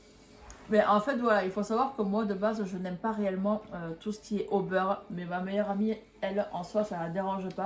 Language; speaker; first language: French; native; French